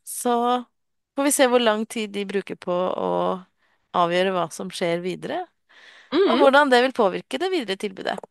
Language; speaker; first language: Norwegian; native; Norwegian